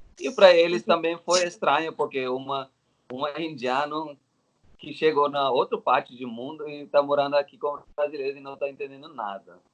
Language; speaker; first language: Portuguese; non-native, learner; Telugu